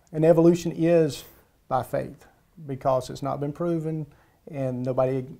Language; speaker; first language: English; native; English